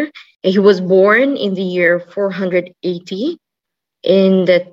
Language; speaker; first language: English; non-native, local second language; Cebuano